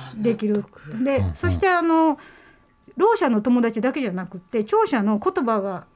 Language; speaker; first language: Japanese; native; Japanese